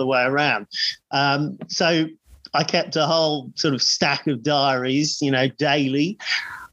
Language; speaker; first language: English; native; English